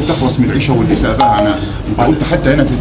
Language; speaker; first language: Arabic; native; Arabic